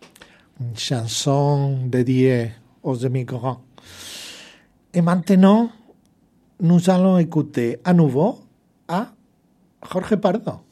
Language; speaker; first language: French; non-native, fluent; Spanish